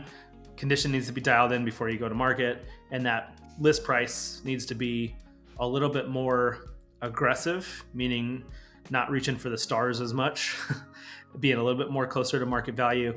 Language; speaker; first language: English; native; English